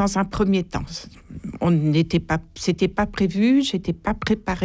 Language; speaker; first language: French; native; French